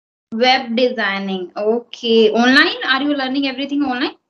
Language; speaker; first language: English; non-native, fluent; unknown